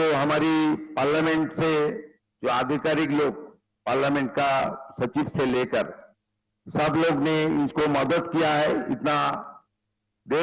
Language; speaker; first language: Hindi; non-native, local second language; Bangla